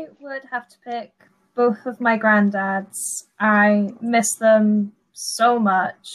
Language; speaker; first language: English; native; English